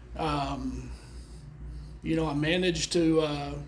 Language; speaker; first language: English; native; English